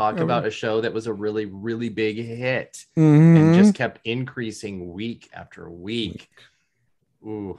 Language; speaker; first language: English; native; English